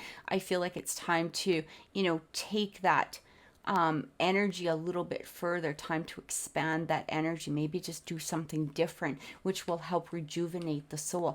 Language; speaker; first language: English; native; English